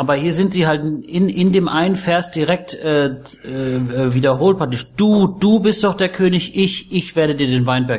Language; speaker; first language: German; native; German